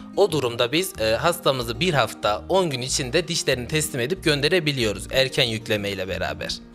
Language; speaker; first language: Turkish; native; Turkish